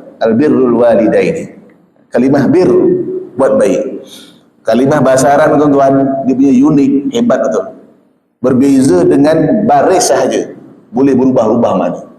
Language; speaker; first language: Malay; native; Malay